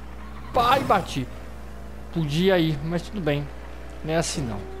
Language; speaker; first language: Portuguese; native; Portuguese